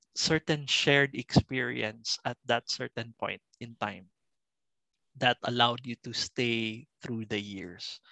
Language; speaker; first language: English; non-native, local second language; Cebuano